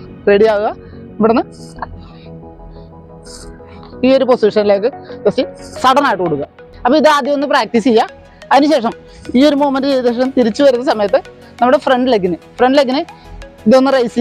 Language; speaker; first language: Malayalam; native; Malayalam